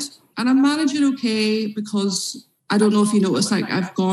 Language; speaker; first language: English; native; English